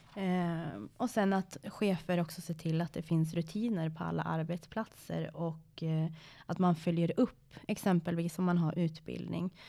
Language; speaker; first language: Swedish; early bilingual, other home language; Persian